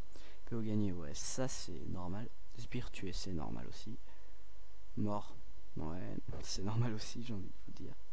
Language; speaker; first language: French; native; French